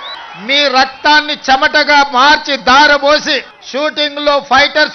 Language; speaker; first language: Telugu; native; Telugu